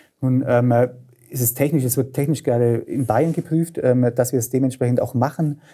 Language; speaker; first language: German; native; German